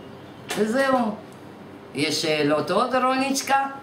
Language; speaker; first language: Hebrew; non-native, fluent; Russian